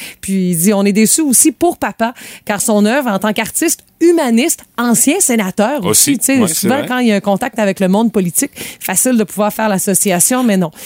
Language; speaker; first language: French; native; French